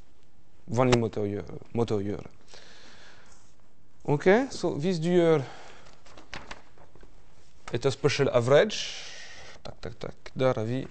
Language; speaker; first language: Norwegian; non-native, fluent; French